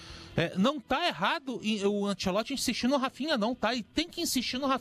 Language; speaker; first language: Portuguese; native; Portuguese